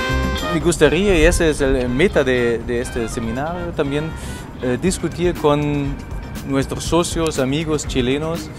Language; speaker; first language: Spanish; non-native, fluent; German